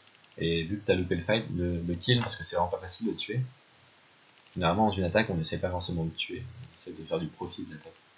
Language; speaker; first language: French; native; French